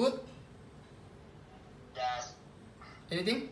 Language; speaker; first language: English; non-native, learner; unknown